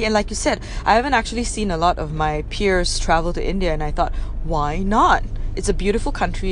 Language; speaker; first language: English; non-native, local second language; Min Nan Chinese